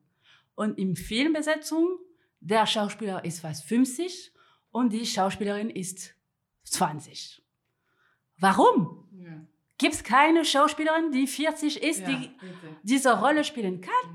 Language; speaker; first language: German; non-native, fluent; French